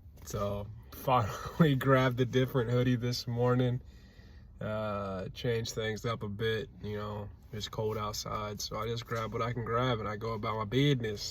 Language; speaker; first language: English; native; English